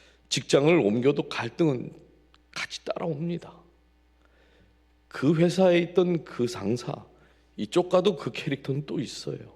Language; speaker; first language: Korean; native; Korean